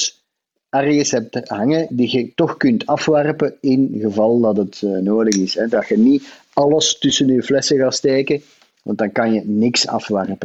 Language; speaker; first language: Dutch; native; Dutch